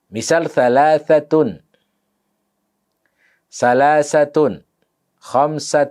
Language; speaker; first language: Arabic; non-native, fluent; Indonesian